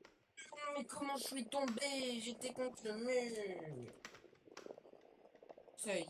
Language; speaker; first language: French; native; French